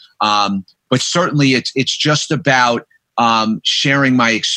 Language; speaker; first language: English; native; English